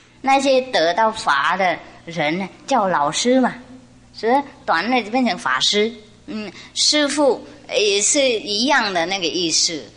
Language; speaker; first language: Chinese; non-native, fluent; Vietnamese